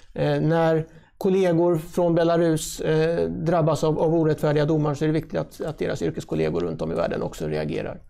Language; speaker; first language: Swedish; native; Swedish